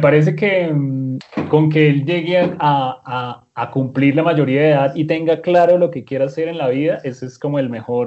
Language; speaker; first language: Spanish; native; Spanish